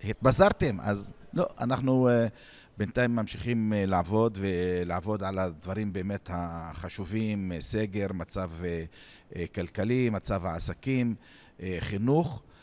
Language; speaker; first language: Hebrew; non-native, local second language; Arabic